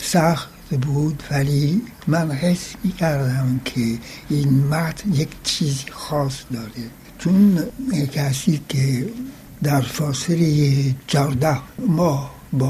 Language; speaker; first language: Persian; non-native, fluent; French